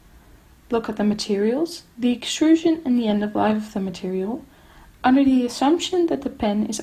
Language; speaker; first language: English; non-native, fluent; Dutch